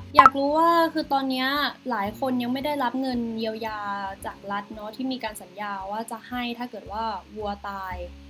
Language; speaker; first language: Thai; native; Thai